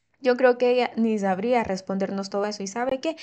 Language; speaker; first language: Spanish; native; Spanish